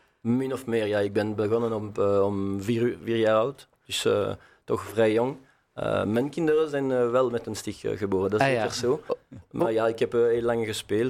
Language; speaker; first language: Dutch; non-native, local second language; French